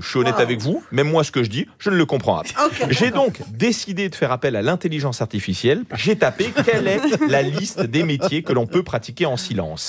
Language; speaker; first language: French; native; French